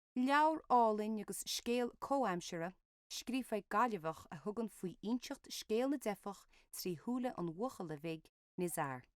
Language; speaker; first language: Irish; native; Irish